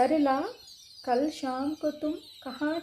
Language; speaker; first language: Hindi; non-native, fluent; Sinhala